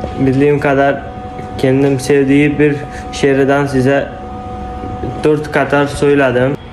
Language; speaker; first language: Turkish; non-native, learner; Uzbek